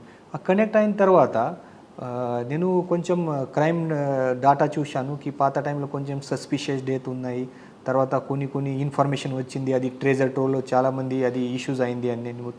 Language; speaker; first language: Telugu; non-native, learner; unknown